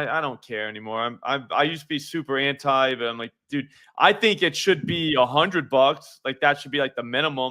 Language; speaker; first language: English; native; English